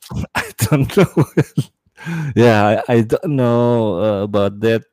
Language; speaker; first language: English; non-native, learner; Indonesian